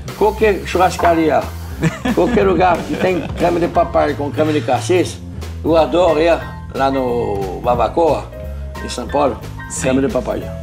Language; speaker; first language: Portuguese; non-native, fluent; French